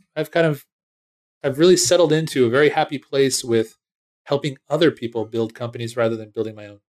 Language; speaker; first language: English; native; English